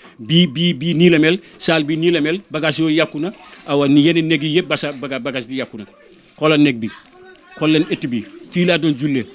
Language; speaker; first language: Wolof; non-native, local second language; Fula